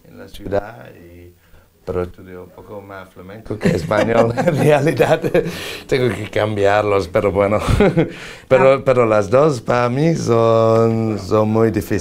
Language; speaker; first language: Spanish; non-native, learner; English